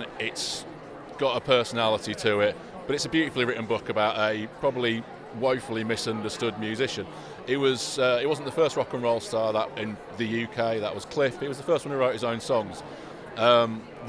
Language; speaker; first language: English; native; English